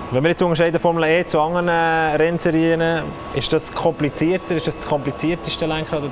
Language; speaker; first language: German; native; German